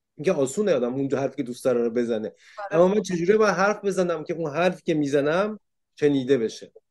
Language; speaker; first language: Persian; early bilingual, heritage; Persian